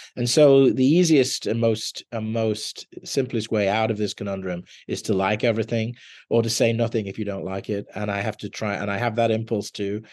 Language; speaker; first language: English; native; English